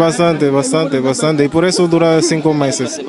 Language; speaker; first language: Spanish; non-native, learner; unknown